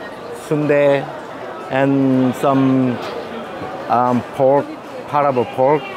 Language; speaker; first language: English; non-native, learner; Korean